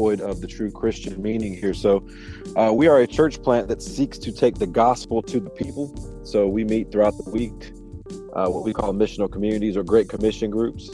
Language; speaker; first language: English; native; English